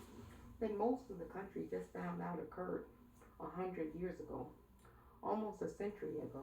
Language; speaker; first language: English; native; English